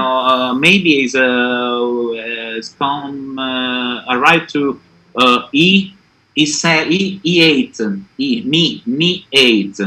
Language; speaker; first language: English; non-native, learner; Italian